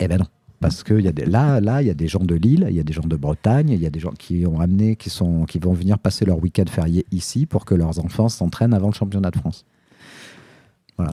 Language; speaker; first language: French; native; French